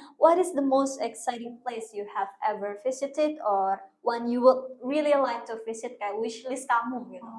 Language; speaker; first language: English; non-native, fluent; Indonesian